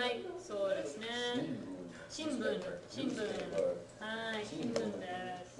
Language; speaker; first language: Japanese; non-native, fluent; English